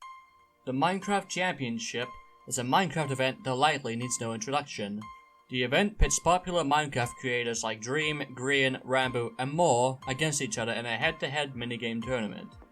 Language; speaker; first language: English; native; English